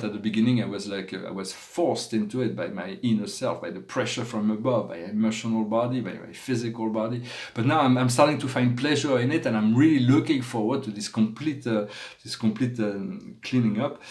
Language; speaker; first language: English; non-native, fluent; French